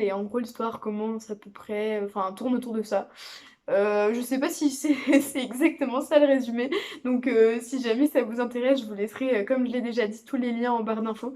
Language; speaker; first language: French; native; French